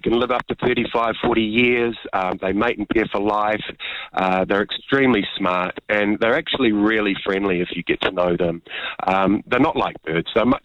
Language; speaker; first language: English; native; English